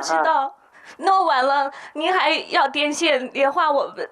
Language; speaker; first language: Chinese; native; Chinese